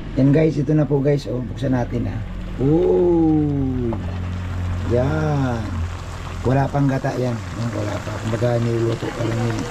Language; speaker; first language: Filipino; non-native, local second language; Cebuano